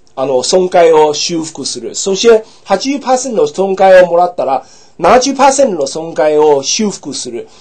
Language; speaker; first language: Japanese; non-native, fluent; English